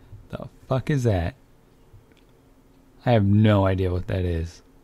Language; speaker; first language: English; native; English